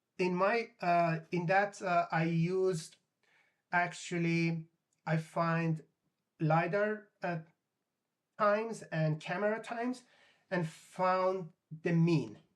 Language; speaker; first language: English; non-native, fluent; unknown